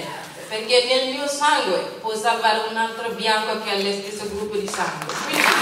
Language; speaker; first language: Italian; non-native, learner; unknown